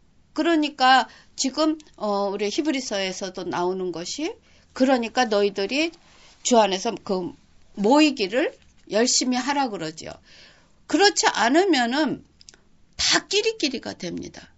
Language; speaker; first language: Korean; native; Korean